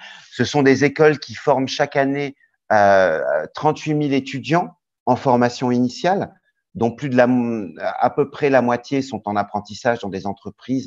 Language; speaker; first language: French; native; French